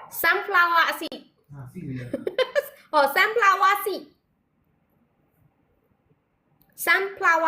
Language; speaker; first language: English; non-native, learner; Burmese